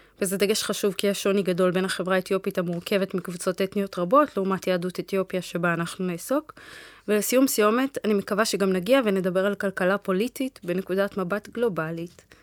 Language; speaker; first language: Hebrew; early bilingual, other home language; Amharic